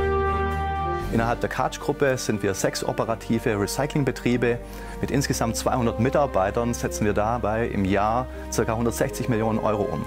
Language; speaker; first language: German; native; German